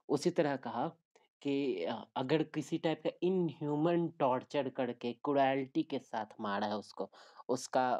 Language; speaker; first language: Hindi; native; Hindi